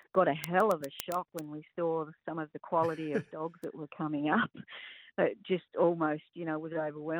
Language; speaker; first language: English; native; English